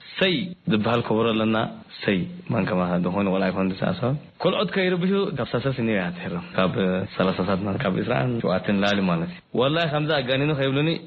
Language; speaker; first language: Tigrinya; non-native, local second language; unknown